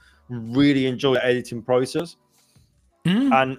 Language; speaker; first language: English; non-native, fluent; Spanish